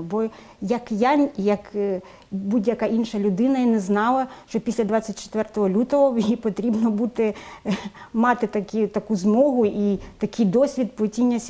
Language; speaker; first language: Ukrainian; native; Ukrainian